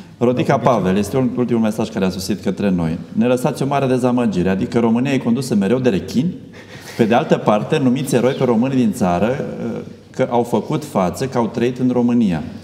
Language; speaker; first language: Romanian; native; Romanian